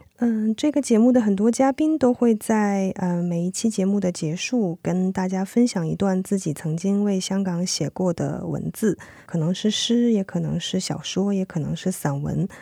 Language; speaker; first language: Chinese; native; Chinese